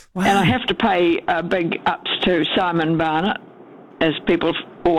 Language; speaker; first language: English; native; English